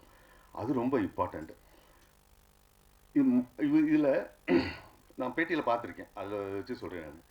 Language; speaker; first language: Tamil; native; Tamil